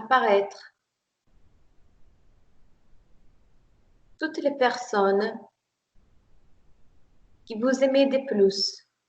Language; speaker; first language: French; non-native, fluent; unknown